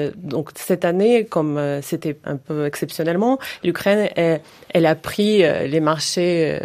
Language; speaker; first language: French; non-native, fluent; Ukrainian